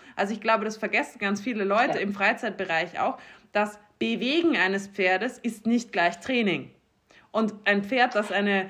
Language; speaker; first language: German; native; German